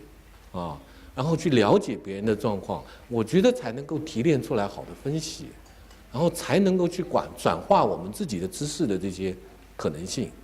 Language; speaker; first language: Chinese; native; Chinese